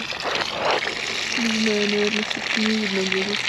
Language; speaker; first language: Russian; native; Russian